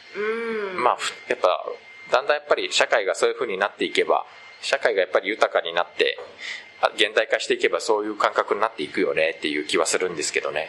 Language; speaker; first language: Japanese; native; Japanese